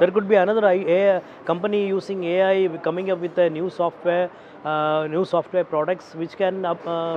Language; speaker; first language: English; non-native, local second language; Malayalam